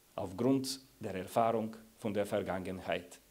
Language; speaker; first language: German; non-native, fluent; Bulgarian